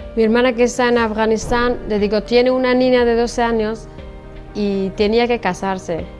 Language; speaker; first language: Spanish; non-native, learner; Persian